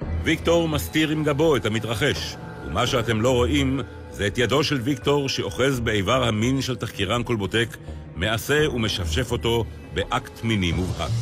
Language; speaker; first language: Hebrew; native; Hebrew